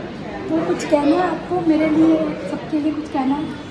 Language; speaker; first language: Hindi; non-native, local second language; Telugu